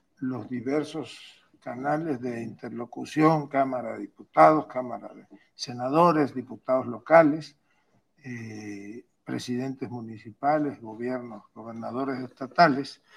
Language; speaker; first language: Spanish; native; Spanish